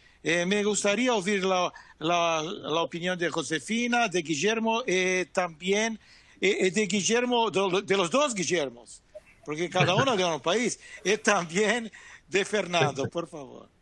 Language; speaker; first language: Spanish; non-native, fluent; Portuguese